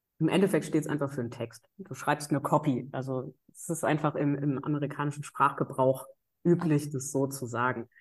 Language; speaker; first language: German; native; German